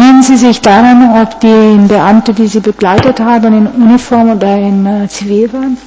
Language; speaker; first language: German; non-native, fluent; Italian